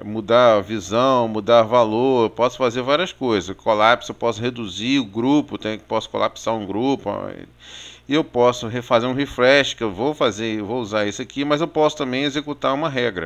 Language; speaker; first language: Portuguese; native; Portuguese